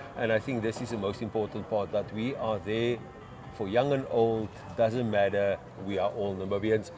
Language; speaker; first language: English; non-native, local second language; Afrikaans